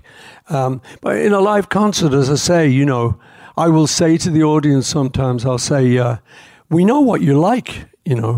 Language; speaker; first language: English; native; English